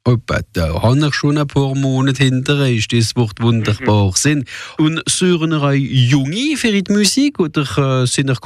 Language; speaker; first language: German; non-native, local second language; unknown